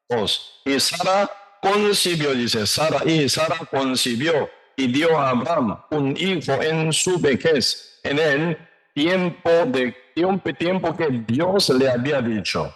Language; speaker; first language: Spanish; non-native, learner; Korean